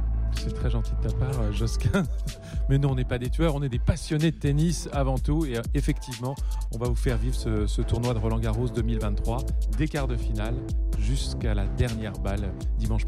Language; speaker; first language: French; native; French